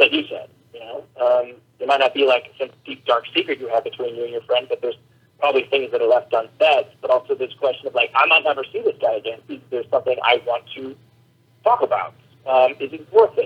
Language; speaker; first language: English; native; English